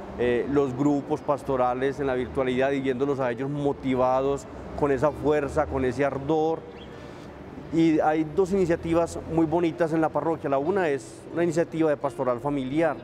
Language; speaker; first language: Spanish; native; Spanish